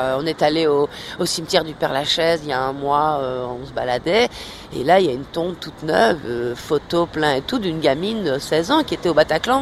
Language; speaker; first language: French; native; French